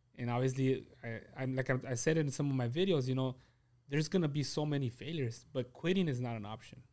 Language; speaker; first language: English; early bilingual, other home language; Spanish